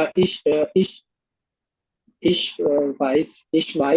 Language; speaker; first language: German; non-native, learner; Hindi